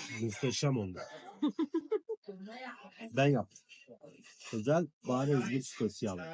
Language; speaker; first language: Turkish; non-native, fluent; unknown